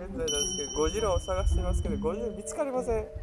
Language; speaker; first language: Japanese; native; Japanese